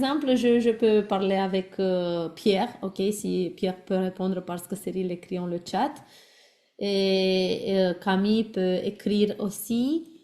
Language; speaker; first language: French; non-native, learner; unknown